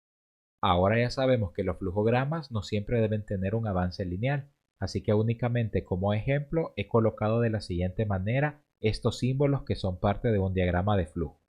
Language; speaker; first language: Spanish; native; Spanish